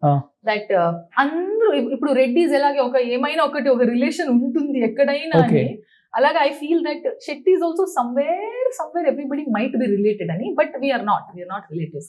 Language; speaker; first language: Telugu; non-native, learner; Kannada